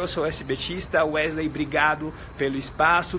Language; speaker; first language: Portuguese; native; Portuguese